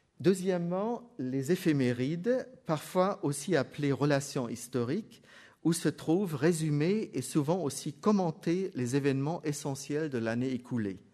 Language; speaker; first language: French; non-native, fluent; German